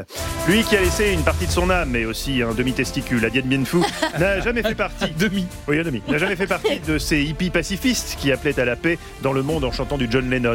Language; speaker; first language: French; native; French